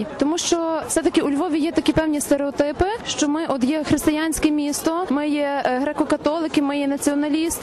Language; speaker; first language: Ukrainian; native; Ukrainian